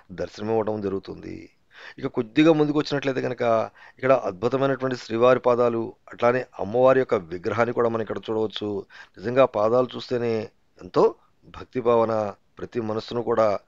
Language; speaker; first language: Telugu; native; Telugu